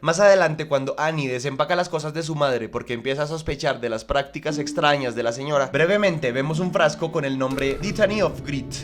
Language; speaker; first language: Spanish; native; Spanish